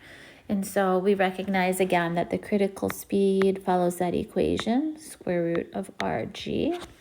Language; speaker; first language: English; native; English